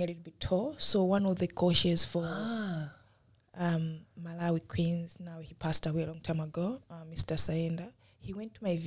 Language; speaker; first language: English; non-native, local second language; Tumbuka